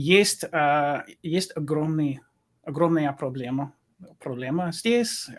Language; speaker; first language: Russian; non-native, learner; English